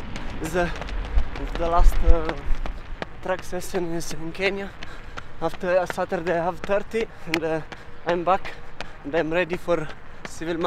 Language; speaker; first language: English; non-native, learner; Italian